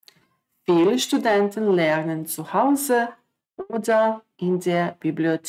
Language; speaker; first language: German; non-native, fluent; Croatian